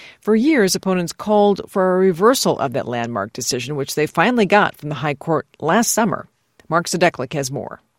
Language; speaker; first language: English; native; English